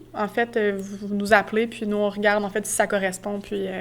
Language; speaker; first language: French; native; French